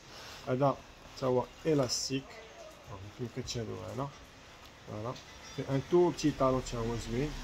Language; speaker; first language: Arabic; native; Arabic